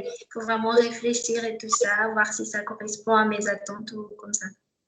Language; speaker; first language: French; non-native, local second language; Malagasy